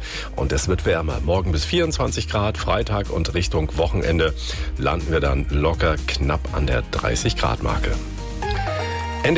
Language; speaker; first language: German; native; German